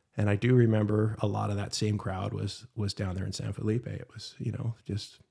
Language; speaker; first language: English; native; English